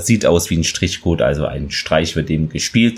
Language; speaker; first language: German; native; German